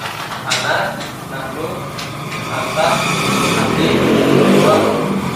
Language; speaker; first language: Arabic; non-native, learner; Indonesian